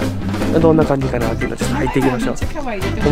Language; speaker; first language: Japanese; native; Japanese